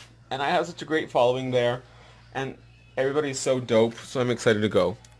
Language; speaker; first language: English; early bilingual, other home language; Spanish